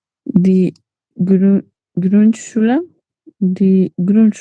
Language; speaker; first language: German; non-native, learner; Macedonian